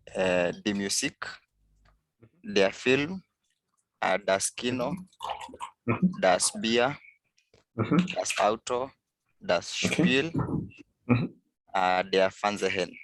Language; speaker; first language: German; non-native, learner; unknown